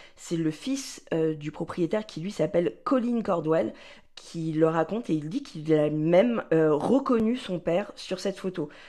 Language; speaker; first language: French; native; French